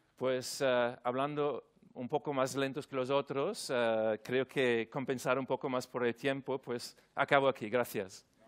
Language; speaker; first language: Spanish; non-native, fluent; German